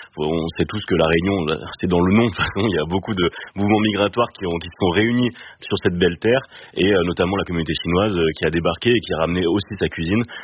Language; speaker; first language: French; native; French